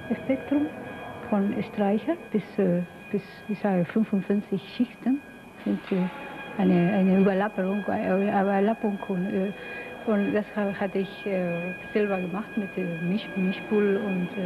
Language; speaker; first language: German; non-native, fluent; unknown